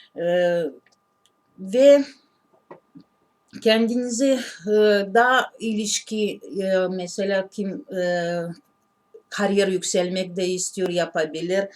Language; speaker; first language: Turkish; non-native, learner; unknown